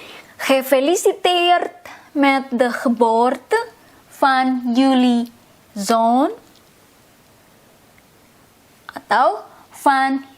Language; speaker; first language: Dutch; non-native, fluent; Indonesian